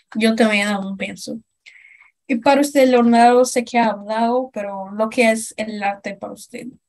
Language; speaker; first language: Spanish; non-native, learner; Portuguese